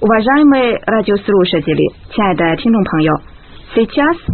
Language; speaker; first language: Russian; non-native, fluent; Chinese